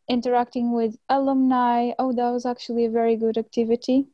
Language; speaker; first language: English; non-native, fluent; Portuguese